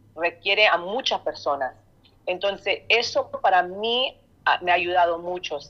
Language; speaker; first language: Spanish; early bilingual, heritage; Spanish